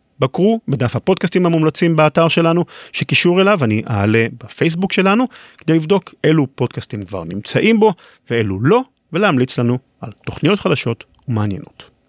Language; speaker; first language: Hebrew; native; Hebrew